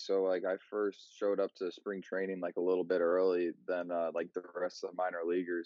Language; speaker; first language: English; native; English